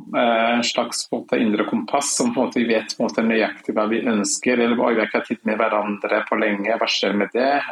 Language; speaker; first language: Norwegian; non-native, fluent; Kinyarwanda